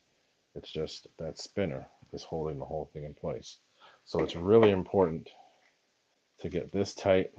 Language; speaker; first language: English; native; English